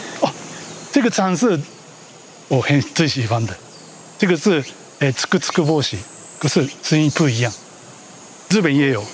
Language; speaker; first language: Chinese; non-native, learner; Japanese